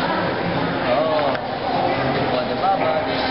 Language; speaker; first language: Chinese; non-native, learner; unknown